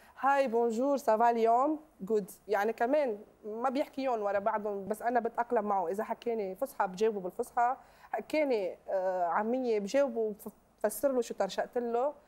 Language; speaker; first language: Arabic; native; Arabic